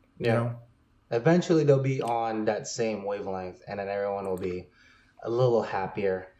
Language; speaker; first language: English; native; English